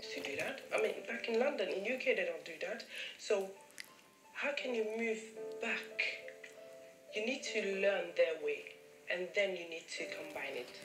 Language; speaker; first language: English; early bilingual, other home language; German